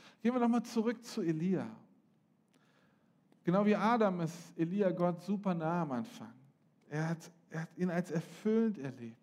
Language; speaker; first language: German; native; German